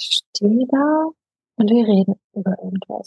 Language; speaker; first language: German; native; German